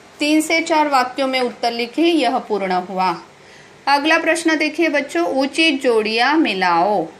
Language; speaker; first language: Hindi; non-native, local second language; Marathi